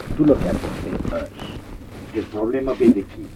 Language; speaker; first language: Spanish; non-native, local second language; Catalan